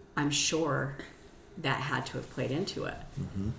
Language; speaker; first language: English; native; English